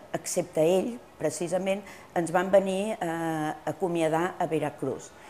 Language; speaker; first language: Catalan; early bilingual, other home language; Spanish